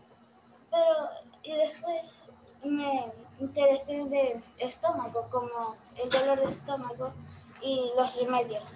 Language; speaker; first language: Spanish; early bilingual, heritage; Spanish